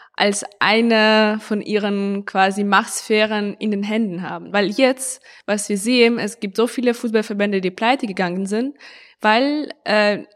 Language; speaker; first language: German; non-native, fluent; Ukrainian